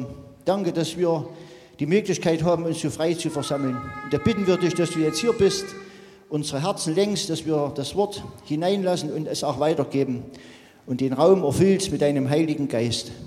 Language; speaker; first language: German; native; German